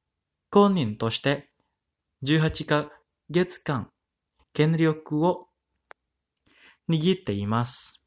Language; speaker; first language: Japanese; non-native, fluent; Indonesian